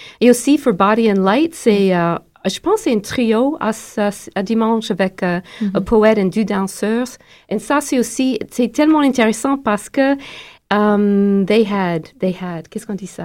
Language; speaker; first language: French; non-native, learner; English